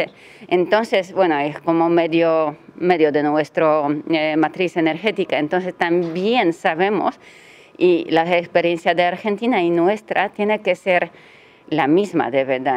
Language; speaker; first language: Spanish; non-native, fluent; Polish